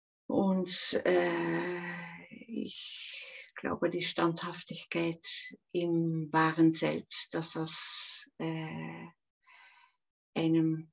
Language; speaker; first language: German; non-native, fluent; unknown